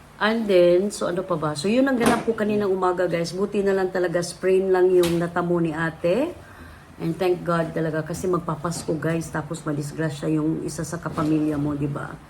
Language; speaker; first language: Filipino; native; Filipino